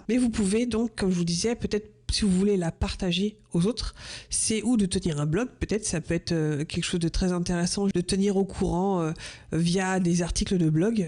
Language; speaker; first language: French; native; French